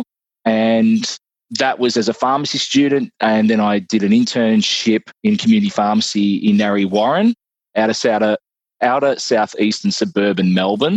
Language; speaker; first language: English; native; English